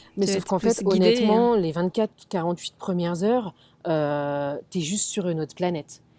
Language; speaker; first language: French; native; French